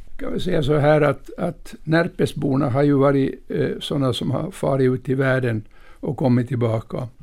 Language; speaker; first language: Swedish; native; Swedish